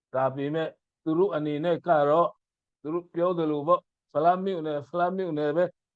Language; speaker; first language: Burmese; non-native, local second language; Mizo